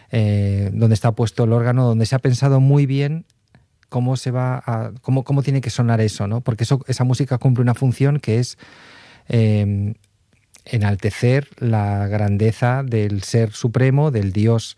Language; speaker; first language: Spanish; native; Spanish